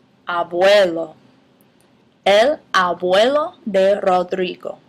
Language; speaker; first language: Spanish; non-native, fluent; English